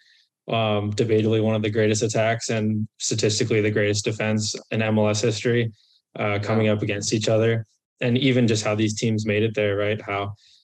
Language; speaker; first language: English; native; English